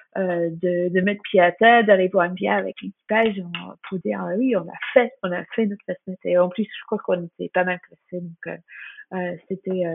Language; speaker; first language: French; non-native, fluent; English